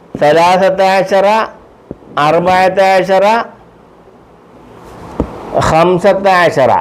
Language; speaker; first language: Arabic; non-native, fluent; Malayalam